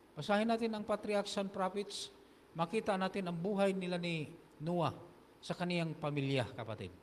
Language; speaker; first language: Filipino; non-native, local second language; Hiligaynon